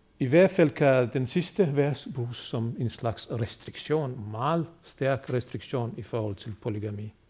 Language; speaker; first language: Danish; native; Danish